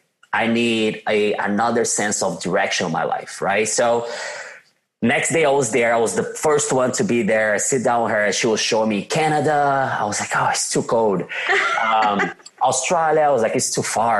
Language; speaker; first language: English; non-native, fluent; Portuguese